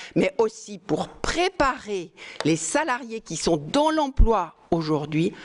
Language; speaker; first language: French; native; French